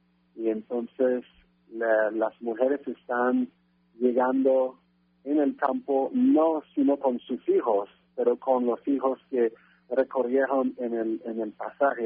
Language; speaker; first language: Spanish; non-native, fluent; French